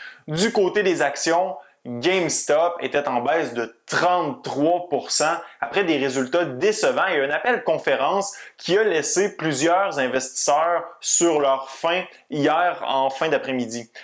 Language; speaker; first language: French; native; French